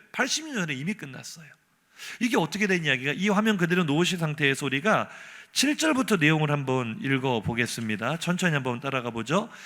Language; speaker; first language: Korean; native; Korean